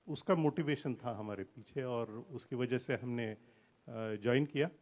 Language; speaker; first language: Hindi; non-native, local second language; Marathi